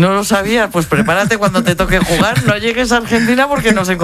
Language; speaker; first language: Spanish; native; Spanish